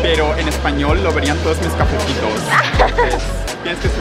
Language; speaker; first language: Spanish; native; Spanish